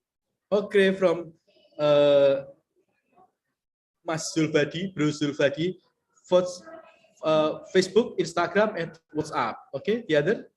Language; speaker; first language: English; non-native, learner; Indonesian